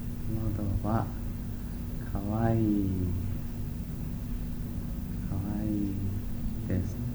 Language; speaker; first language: Japanese; non-native, learner; English